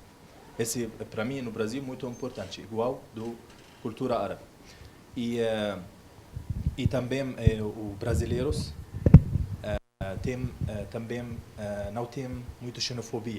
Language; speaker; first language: Portuguese; non-native, learner; Arabic